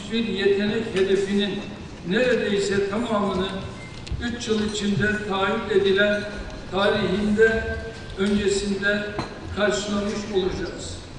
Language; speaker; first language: Turkish; native; Turkish